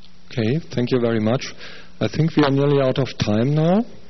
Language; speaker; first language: English; non-native, fluent; German